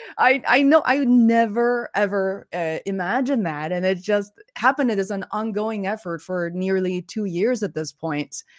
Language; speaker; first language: English; non-native, fluent; Chinese